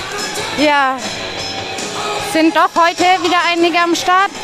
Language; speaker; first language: German; native; German